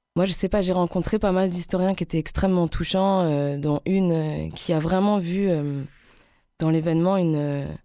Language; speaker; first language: French; native; French